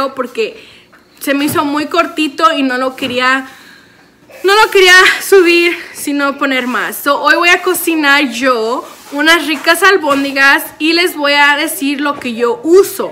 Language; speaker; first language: Spanish; early bilingual, heritage; Spanish